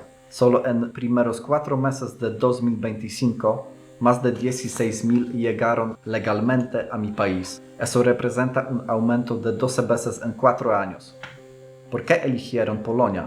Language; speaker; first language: Spanish; non-native, fluent; Polish